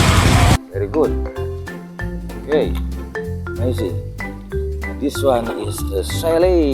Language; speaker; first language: English; non-native, learner; Indonesian